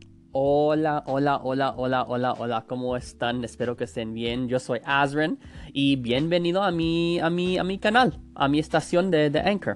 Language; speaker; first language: Spanish; non-native, fluent; English